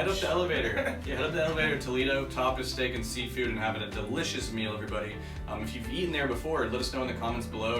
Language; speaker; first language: English; native; English